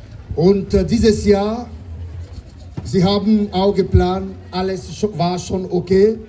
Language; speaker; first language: German; non-native, learner; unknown